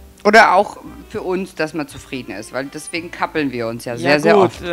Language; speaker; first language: German; native; German